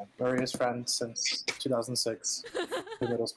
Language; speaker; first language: English; native; English